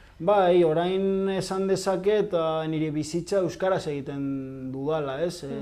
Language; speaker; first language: Basque; non-native, local second language; Spanish